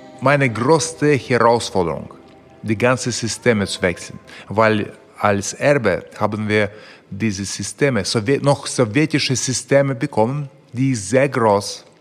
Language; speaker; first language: German; non-native, fluent; Russian